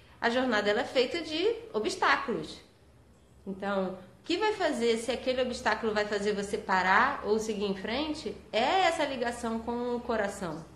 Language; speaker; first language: Portuguese; native; Portuguese